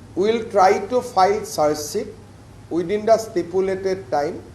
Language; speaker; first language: English; non-native, local second language; Assamese